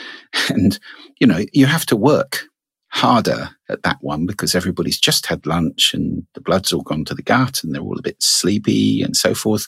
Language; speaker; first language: English; native; English